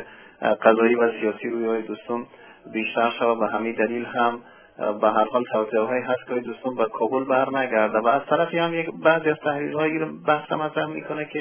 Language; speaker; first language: Persian; native; Persian